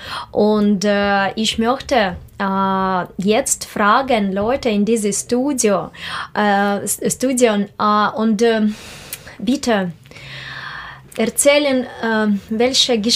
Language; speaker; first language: German; non-native, learner; Russian